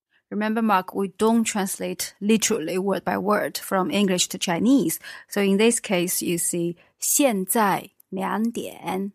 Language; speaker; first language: English; non-native, fluent; Chinese